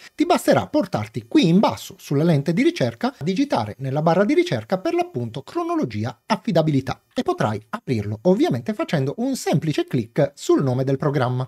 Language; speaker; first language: Italian; native; Italian